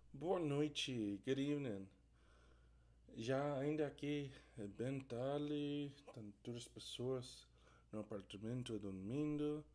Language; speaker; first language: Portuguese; non-native, learner; English